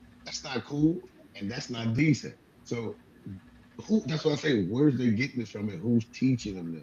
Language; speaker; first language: English; native; English